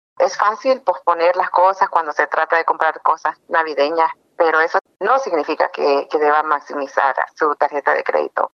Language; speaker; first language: Spanish; early bilingual, heritage; Spanish